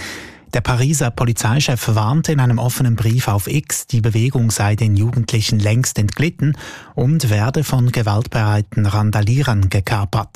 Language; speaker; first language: German; native; German